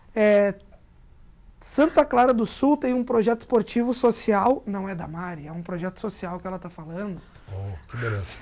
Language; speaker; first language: Portuguese; native; Portuguese